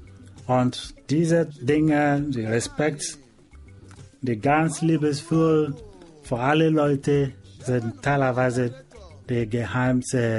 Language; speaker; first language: German; non-native, learner; Igbo